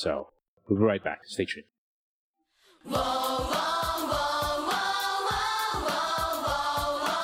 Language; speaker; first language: English; non-native, local second language; Filipino